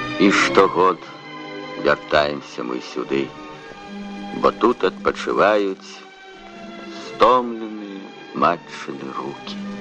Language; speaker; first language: Belarusian; native; Belarusian